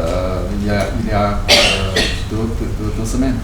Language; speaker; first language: French; non-native, learner; Chinese